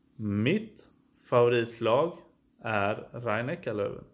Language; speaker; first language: German; non-native, fluent; Swedish